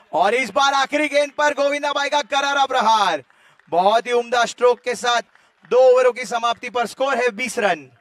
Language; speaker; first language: Hindi; non-native, local second language; Gujarati